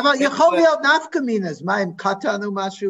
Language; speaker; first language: Hebrew; non-native, fluent; English